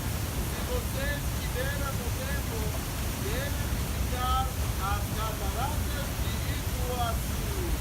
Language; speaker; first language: Portuguese; non-native, learner; English